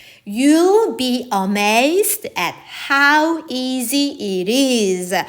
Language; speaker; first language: English; non-native, fluent; Korean